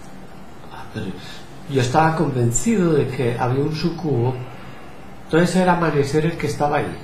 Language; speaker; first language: Spanish; native; Spanish